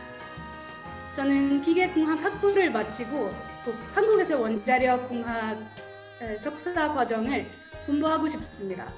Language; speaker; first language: Korean; non-native, fluent; Arabic